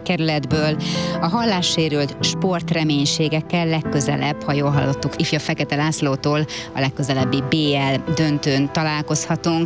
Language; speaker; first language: Hungarian; native; Hungarian